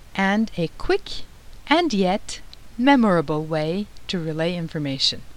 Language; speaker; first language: English; non-native, fluent; Turkish